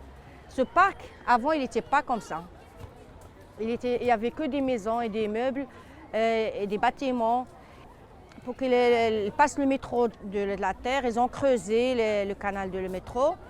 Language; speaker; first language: French; non-native, fluent; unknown